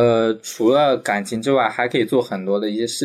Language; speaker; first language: Chinese; native; Chinese